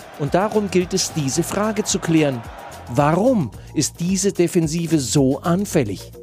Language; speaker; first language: German; native; German